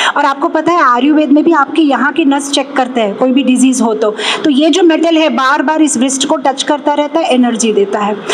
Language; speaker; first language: Hindi; non-native, local second language; Telugu